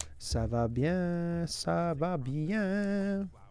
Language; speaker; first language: French; non-native, learner; English